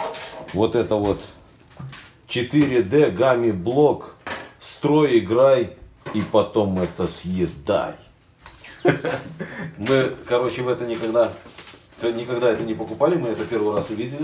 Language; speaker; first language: Russian; native; Russian